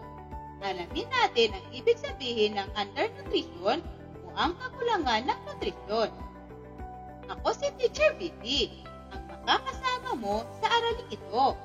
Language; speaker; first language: Filipino; native; Filipino